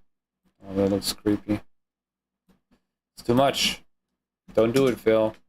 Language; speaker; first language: English; non-native, fluent; German